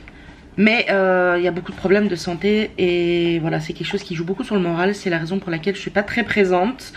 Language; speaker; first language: French; native; French